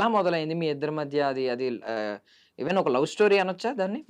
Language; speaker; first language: Telugu; native; Telugu